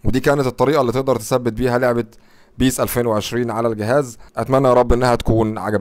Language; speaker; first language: Arabic; native; Arabic